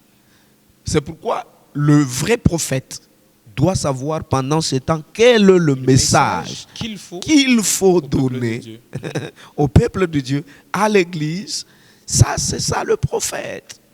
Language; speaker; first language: French; non-native, local second language; Swahili